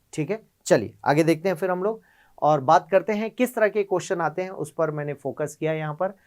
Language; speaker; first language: Hindi; native; Hindi